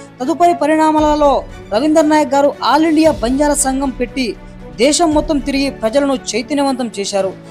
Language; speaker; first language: Telugu; non-native, local second language; Lambadi